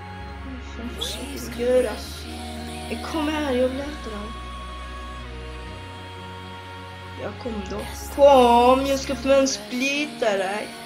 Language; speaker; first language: Swedish; early bilingual, other home language; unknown